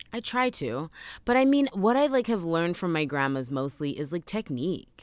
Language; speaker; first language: English; native; English